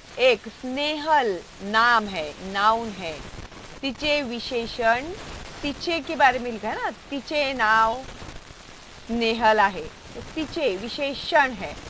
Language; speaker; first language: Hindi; non-native, local second language; Marathi